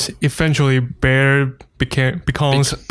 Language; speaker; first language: English; non-native, fluent; Chinese